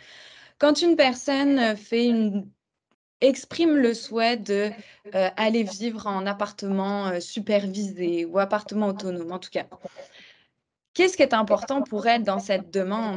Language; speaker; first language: French; native; French